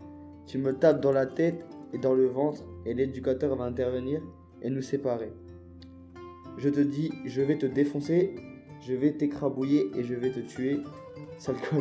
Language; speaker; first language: French; native; French